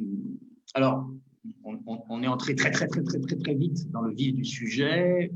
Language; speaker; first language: French; native; French